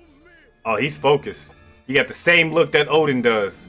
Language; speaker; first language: English; native; English